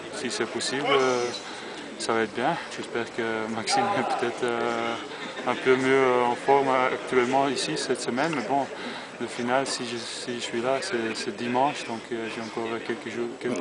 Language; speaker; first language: French; non-native, learner; Dutch